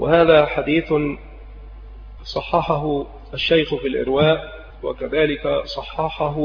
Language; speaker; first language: Arabic; native; Arabic